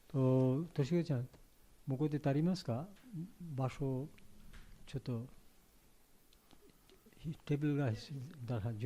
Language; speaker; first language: Japanese; non-native, learner; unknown